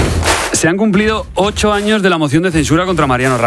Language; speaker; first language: Spanish; native; Spanish